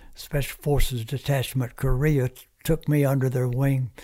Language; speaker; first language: English; early bilingual, other home language; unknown